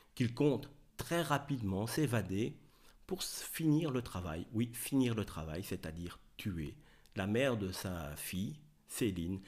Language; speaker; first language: French; native; French